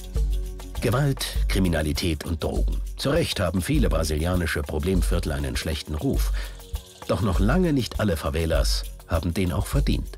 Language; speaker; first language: German; native; German